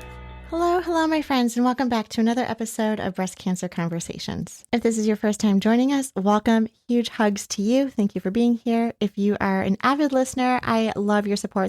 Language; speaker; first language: English; native; English